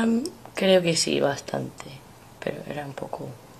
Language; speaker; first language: Spanish; non-native, fluent; English